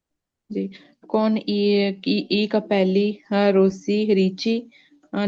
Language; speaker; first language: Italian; non-native, learner; Punjabi